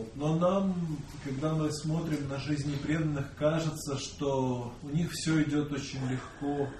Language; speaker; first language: Russian; native; Russian